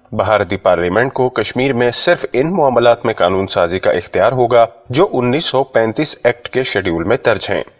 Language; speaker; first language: Urdu; native; Urdu